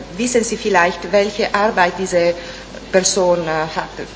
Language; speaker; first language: German; non-native, fluent; Italian